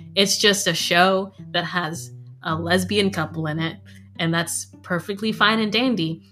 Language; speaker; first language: English; native; English